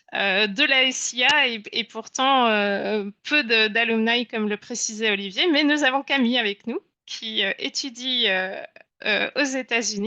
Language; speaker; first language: French; native; French